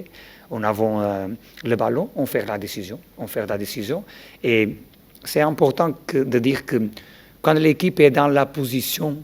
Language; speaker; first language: French; non-native, learner; Portuguese